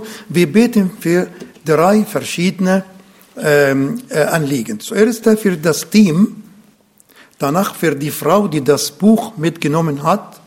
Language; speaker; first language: German; non-native, fluent; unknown